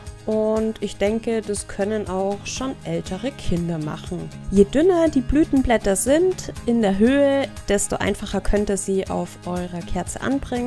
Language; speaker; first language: German; native; German